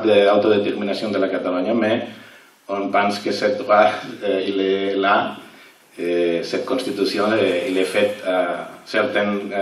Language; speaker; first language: French; non-native, learner; Catalan